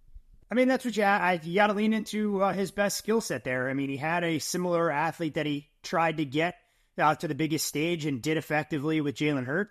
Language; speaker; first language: English; native; English